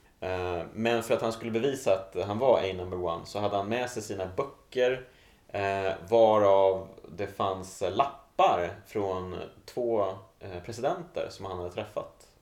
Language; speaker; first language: Swedish; native; Swedish